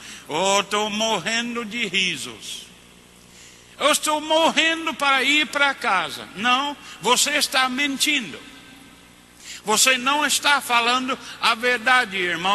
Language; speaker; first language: Portuguese; non-native, fluent; English